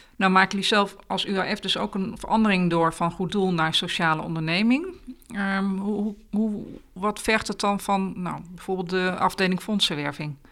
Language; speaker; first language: Dutch; native; Dutch